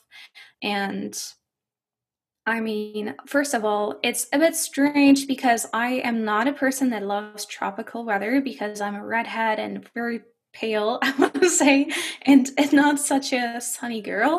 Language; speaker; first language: English; non-native, fluent; German